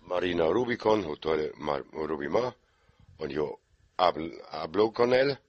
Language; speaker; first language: Spanish; non-native, learner; German